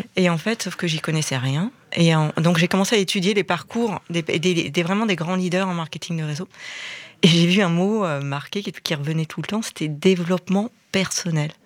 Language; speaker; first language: French; native; French